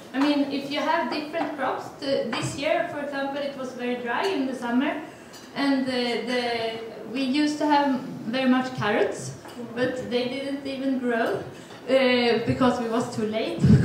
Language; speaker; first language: English; non-native, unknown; Swedish